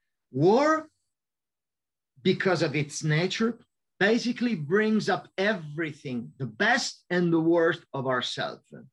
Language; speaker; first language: English; non-native, fluent; Italian